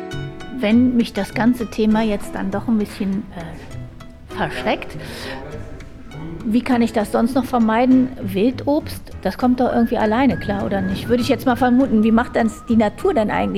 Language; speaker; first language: German; native; German